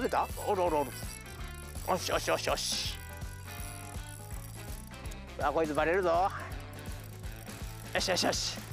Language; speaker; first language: Japanese; native; Japanese